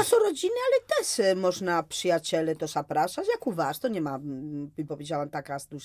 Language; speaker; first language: Polish; non-native, fluent; Spanish